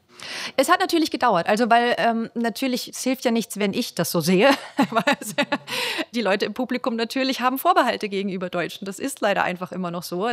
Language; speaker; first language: German; native; German